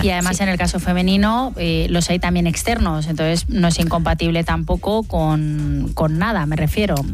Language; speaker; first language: Spanish; native; Spanish